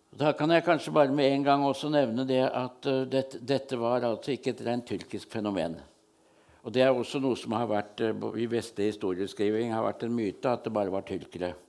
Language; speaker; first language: Norwegian; native; Norwegian